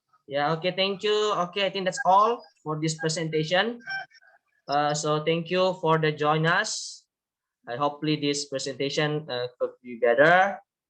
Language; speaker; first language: English; non-native, learner; Indonesian